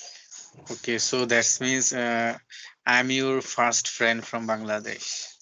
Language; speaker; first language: English; non-native, learner; Bangla